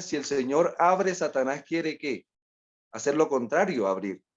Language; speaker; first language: Spanish; native; Spanish